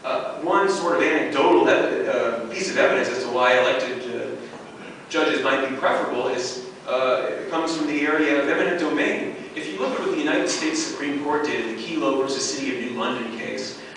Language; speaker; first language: English; native; English